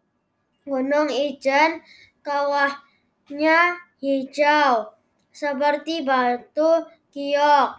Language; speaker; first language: Indonesian; non-native, learner; English